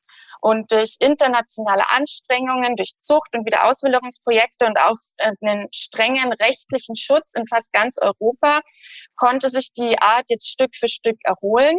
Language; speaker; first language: German; native; German